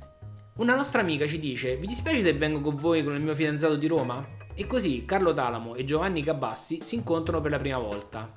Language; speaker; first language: Italian; native; Italian